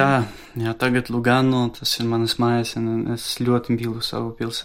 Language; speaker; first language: Latvian; non-native, local second language; Russian